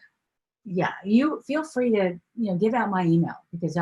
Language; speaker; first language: English; native; English